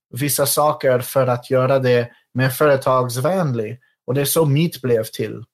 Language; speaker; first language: Swedish; non-native, fluent; French